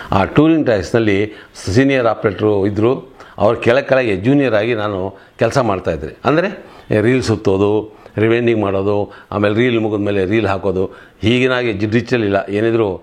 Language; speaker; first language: Kannada; native; Kannada